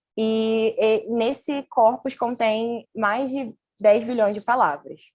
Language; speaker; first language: Portuguese; native; Portuguese